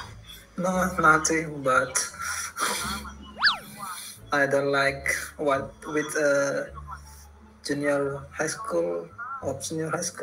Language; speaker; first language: English; non-native, learner; Indonesian